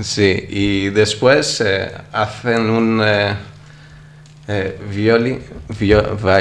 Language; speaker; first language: Spanish; non-native, learner; Greek